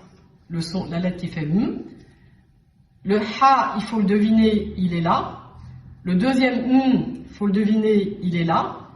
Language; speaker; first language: French; native; French